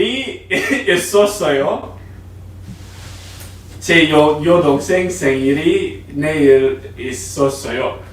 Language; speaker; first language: Korean; non-native, learner; English